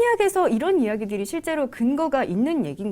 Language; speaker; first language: Korean; native; Korean